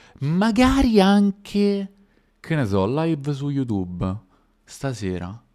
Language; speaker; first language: Italian; native; Italian